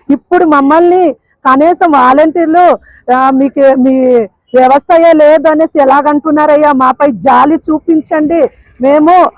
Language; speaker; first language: Telugu; native; Telugu